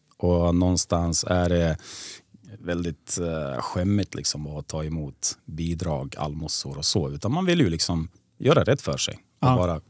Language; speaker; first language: Swedish; early bilingual, other home language; Serbian